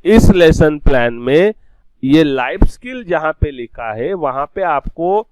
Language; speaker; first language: Hindi; non-native, local second language; Marathi